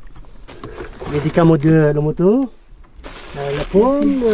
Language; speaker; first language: French; non-native, learner; Arabic